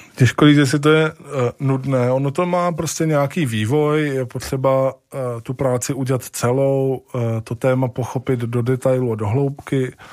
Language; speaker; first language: Czech; native; Czech